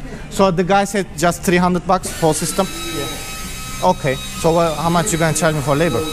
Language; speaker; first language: English; non-native, learner; Turkish